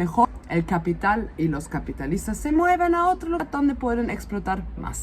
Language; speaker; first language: Spanish; non-native, fluent; German